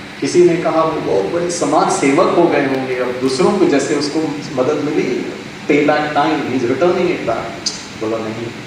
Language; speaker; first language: Hindi; non-native, local second language; Tamil